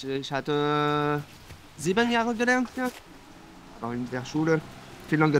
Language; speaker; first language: German; non-native, learner; French